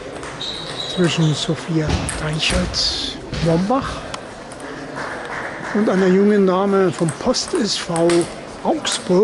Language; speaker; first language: German; native; German